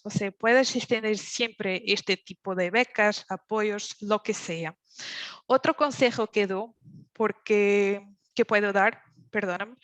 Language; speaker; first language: Spanish; non-native, fluent; Portuguese